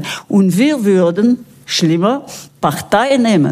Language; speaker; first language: German; non-native, local second language; French